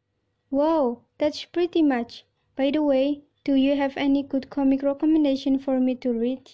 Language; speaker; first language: English; non-native, learner; Indonesian